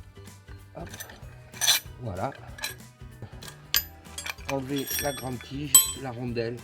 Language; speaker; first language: French; native; French